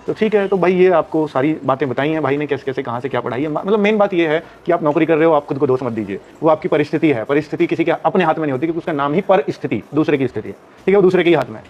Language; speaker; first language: Hindi; native; Hindi